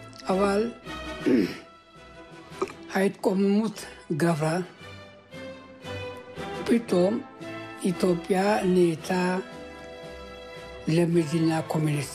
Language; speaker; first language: Hebrew; early bilingual, other home language; Amharic